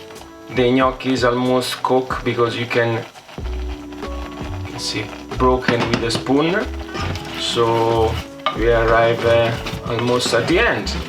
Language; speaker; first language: English; non-native, fluent; Italian